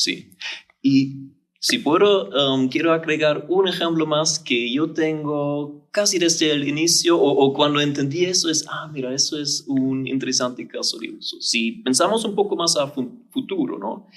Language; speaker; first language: Spanish; non-native, fluent; German